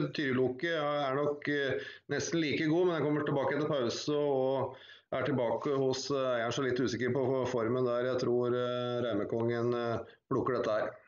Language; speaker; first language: Norwegian; native; Norwegian